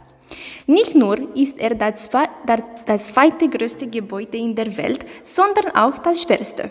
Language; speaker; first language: German; non-native, learner; Romanian